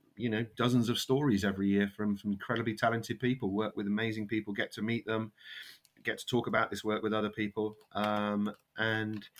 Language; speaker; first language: English; native; English